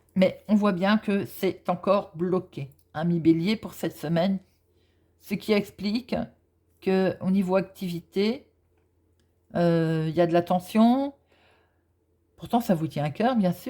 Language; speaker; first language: French; native; French